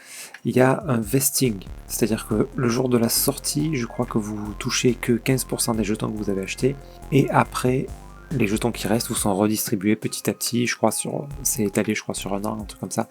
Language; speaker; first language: French; native; French